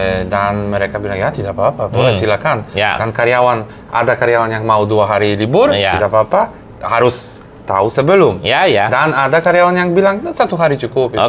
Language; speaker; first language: Indonesian; non-native, fluent; Polish